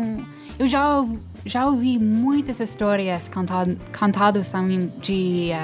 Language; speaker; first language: Portuguese; non-native, fluent; English